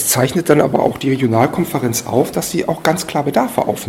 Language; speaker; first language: German; native; German